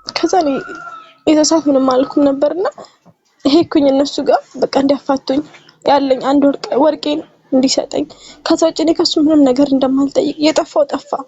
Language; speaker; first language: Amharic; native; Amharic